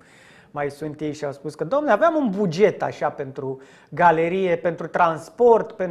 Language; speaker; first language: Romanian; native; Romanian